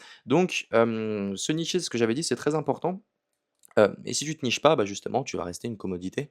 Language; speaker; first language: French; native; French